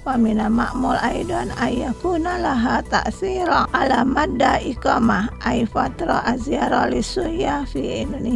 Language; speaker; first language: Arabic; non-native, fluent; Indonesian